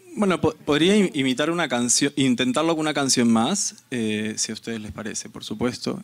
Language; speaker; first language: Spanish; early bilingual, other home language; Italian